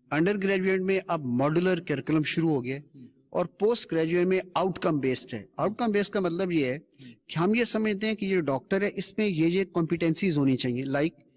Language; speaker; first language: Urdu; non-native, local second language; Punjabi